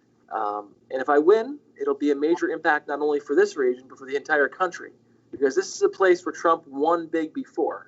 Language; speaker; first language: English; native; English